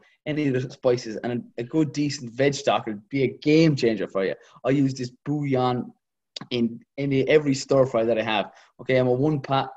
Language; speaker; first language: English; native; English